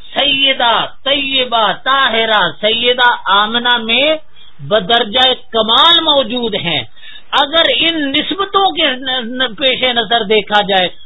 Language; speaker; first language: Urdu; native; Urdu